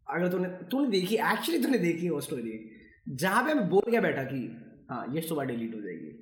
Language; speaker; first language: Hindi; native; Hindi